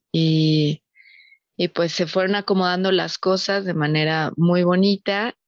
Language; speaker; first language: Spanish; native; Spanish